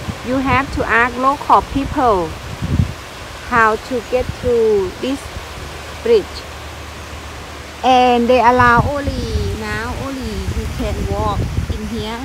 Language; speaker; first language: English; non-native, learner; Thai